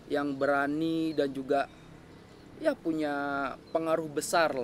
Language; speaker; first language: Indonesian; native; Indonesian